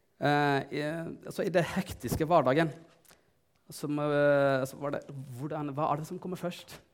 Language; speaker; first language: Norwegian; non-native, fluent; Tigrinya